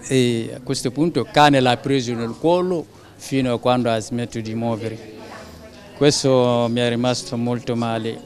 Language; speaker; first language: Italian; non-native, learner; French